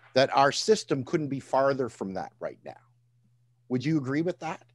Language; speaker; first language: English; native; English